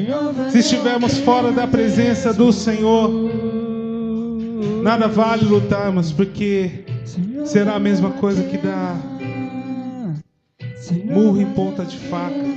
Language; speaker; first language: Portuguese; native; Portuguese